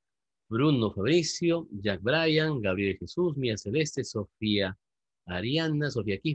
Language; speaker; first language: Spanish; native; Spanish